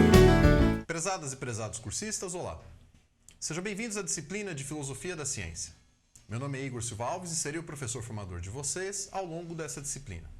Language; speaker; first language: Portuguese; native; Portuguese